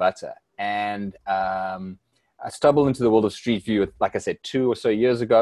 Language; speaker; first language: English; native; English